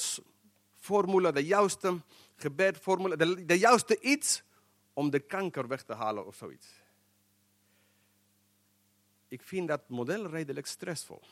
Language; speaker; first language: Dutch; non-native, fluent; English